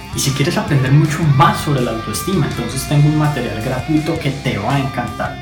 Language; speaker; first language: Spanish; native; Spanish